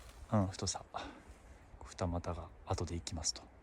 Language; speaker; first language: Japanese; native; Japanese